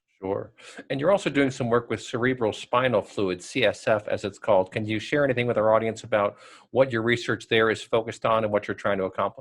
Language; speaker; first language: English; native; English